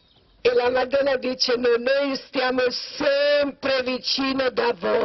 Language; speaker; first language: Italian; non-native, learner; Croatian